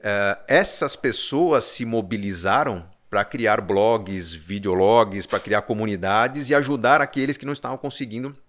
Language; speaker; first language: Portuguese; native; Portuguese